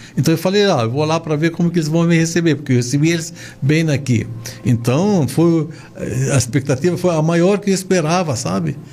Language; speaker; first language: Portuguese; non-native, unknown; Arabic